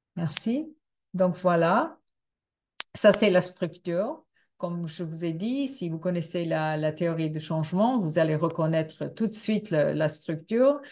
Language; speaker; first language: French; non-native, fluent; English